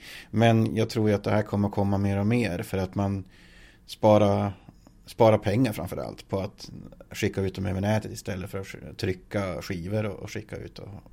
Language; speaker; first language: Swedish; native; Swedish